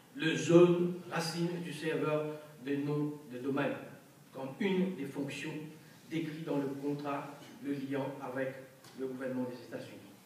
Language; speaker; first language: French; non-native, local second language; Morisyen